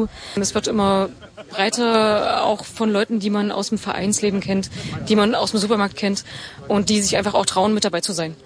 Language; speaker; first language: German; native; German